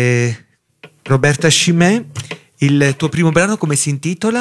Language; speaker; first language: Italian; native; Italian